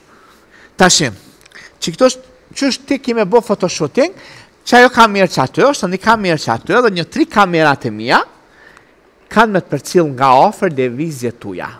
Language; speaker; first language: Albanian; native; Albanian